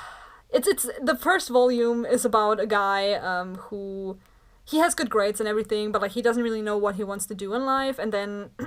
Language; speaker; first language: English; non-native, fluent; German